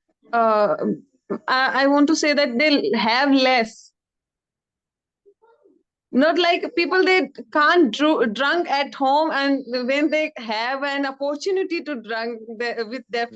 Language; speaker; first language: English; non-native, learner; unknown